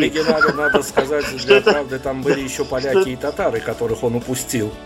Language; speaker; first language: Russian; native; Russian